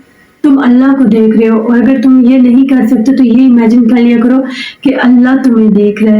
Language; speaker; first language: Urdu; native; Urdu